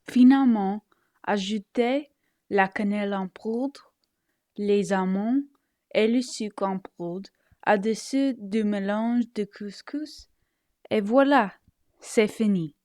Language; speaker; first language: French; non-native, learner; English